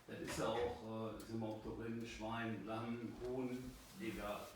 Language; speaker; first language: German; native; German